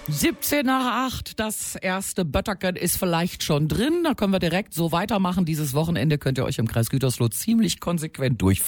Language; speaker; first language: German; native; German